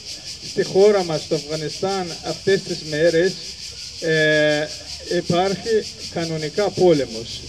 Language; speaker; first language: Greek; non-native, fluent; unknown